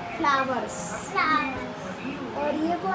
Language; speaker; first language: Hindi; native; Hindi